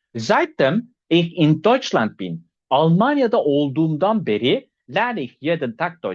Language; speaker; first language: German; non-native, fluent; Turkish